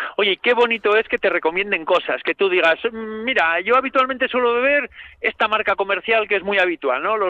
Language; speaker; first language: Spanish; native; Spanish